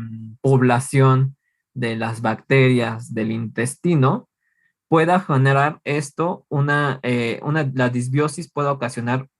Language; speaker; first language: Spanish; native; Spanish